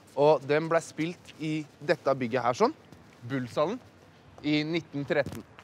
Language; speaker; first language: Norwegian; native; Norwegian